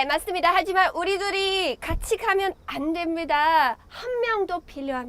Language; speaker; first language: Korean; non-native, learner; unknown